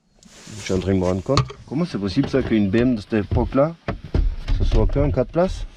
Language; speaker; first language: French; native; French